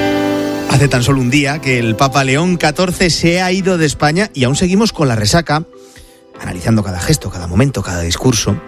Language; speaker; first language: Spanish; native; Spanish